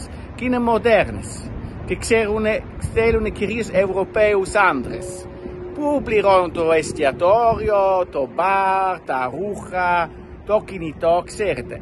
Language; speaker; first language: Greek; non-native, learner; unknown